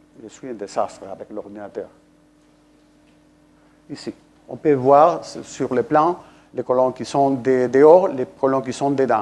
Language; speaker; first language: French; non-native, fluent; Spanish